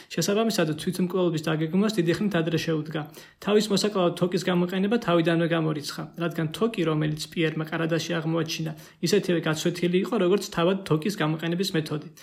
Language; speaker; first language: Georgian; native; Georgian